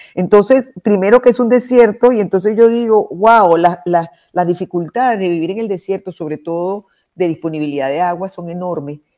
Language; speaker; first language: Spanish; native; Spanish